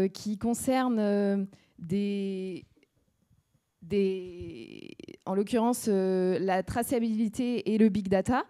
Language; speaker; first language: French; native; French